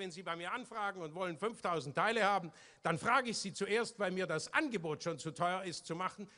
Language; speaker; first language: German; native; German